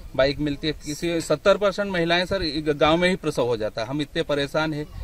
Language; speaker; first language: Hindi; native; Hindi